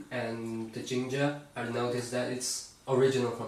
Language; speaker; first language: English; non-native, fluent; Chinese